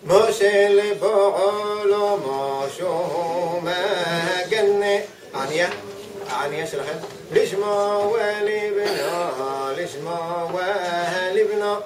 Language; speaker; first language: Hebrew; native; Hebrew